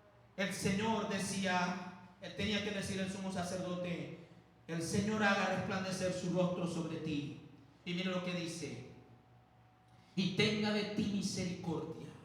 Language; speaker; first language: Spanish; native; Spanish